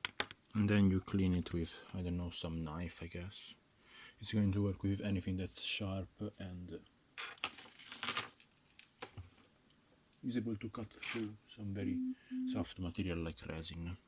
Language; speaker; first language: English; non-native, fluent; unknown